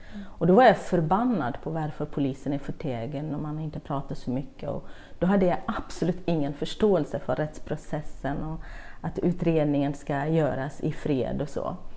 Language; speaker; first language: Swedish; non-native, fluent; Kurdish